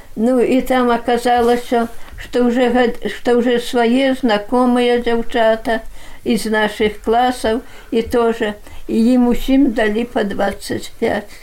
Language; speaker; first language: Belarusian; native; Belarusian